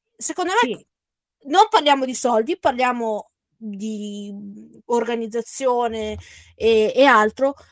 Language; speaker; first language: Italian; native; Italian